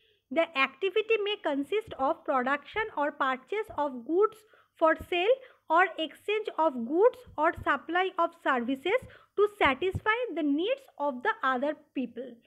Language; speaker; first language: English; non-native, local second language; Bangla